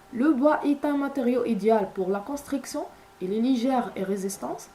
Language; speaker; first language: French; non-native, local second language; Arabic